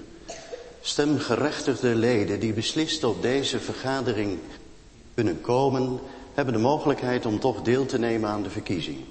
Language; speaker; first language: Dutch; native; Dutch